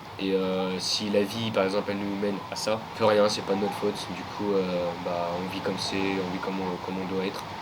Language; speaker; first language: French; native; French